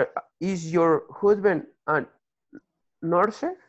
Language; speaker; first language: English; non-native, learner; Spanish